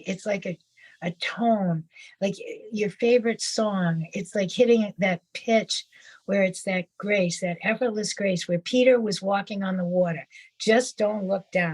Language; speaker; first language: English; native; English